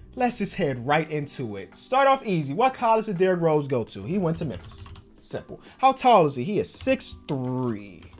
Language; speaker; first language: English; native; English